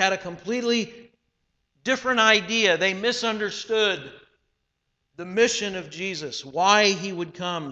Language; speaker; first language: English; native; English